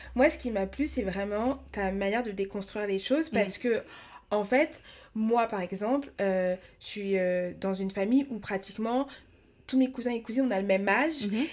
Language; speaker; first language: French; native; French